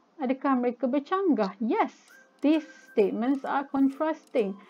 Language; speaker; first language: English; non-native, local second language; Malay